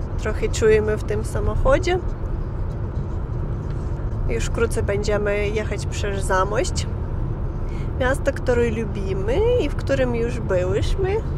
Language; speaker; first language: Polish; non-native, learner; Ukrainian